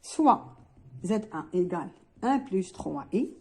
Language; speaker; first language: French; non-native, local second language; Arabic